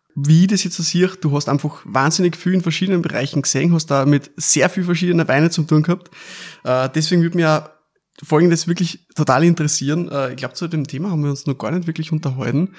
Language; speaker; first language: German; native; German